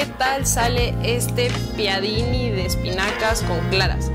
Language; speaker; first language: Spanish; native; Spanish